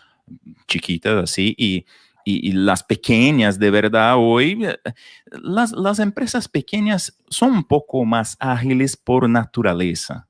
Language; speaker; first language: Spanish; non-native, fluent; Portuguese